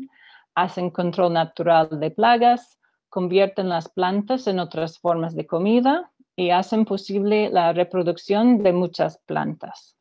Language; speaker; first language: Spanish; non-native, fluent; English